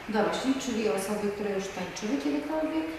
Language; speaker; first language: Polish; native; Polish